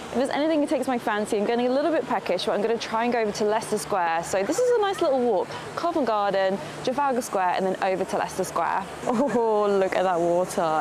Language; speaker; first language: English; native; English